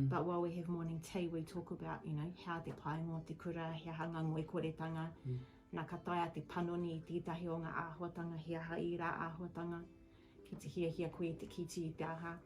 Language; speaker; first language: Māori; non-native, local second language; English